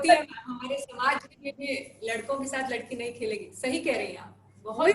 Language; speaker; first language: Hindi; native; Hindi